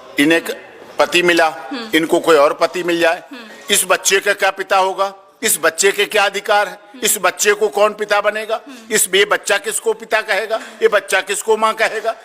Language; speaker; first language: Hindi; native; Hindi